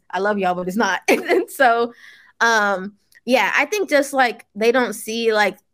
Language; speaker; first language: English; early bilingual, other home language; Yoruba